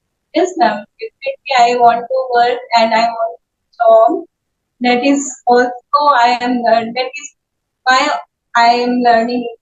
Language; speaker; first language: English; non-native, learner; Hindi